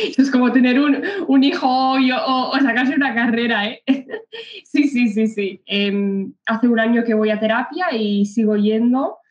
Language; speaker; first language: Spanish; early bilingual, other home language; Arabic